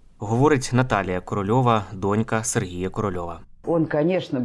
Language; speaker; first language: Ukrainian; native; Ukrainian